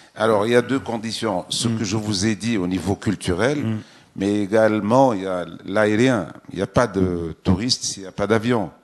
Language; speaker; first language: French; non-native, local second language; Arabic